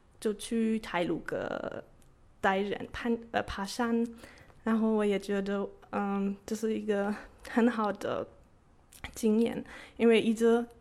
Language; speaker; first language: Chinese; non-native, fluent; German